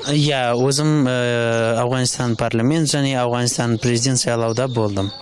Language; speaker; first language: Kazakh; non-native, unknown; Pashto